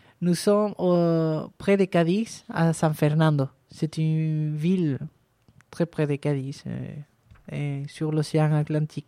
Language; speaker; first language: French; non-native, fluent; Spanish